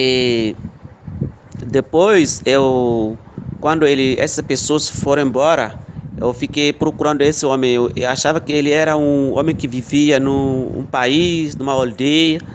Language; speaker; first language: Portuguese; non-native, local second language; Fula